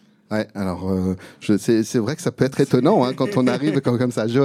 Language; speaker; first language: French; native; French